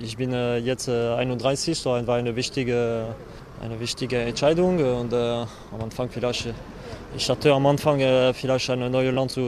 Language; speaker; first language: German; non-native, learner; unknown